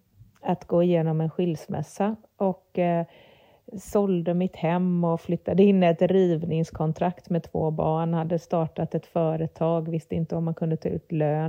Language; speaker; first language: Swedish; native; Swedish